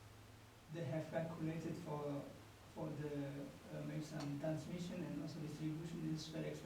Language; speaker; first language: English; non-native, learner; Indonesian